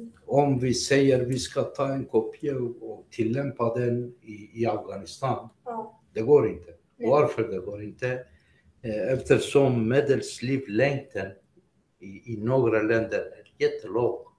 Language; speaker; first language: Swedish; non-native, fluent; Greek